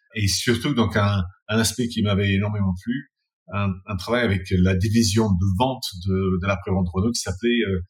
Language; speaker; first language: French; non-native, fluent; English